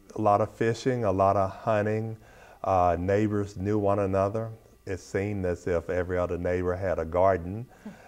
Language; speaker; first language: English; native; English